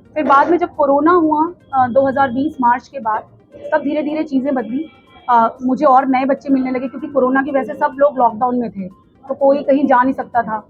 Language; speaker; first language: Hindi; native; Hindi